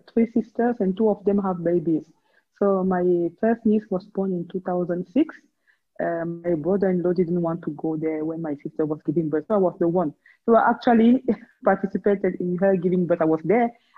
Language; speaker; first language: English; non-native, local second language; French